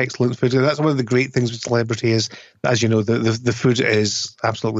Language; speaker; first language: English; native; English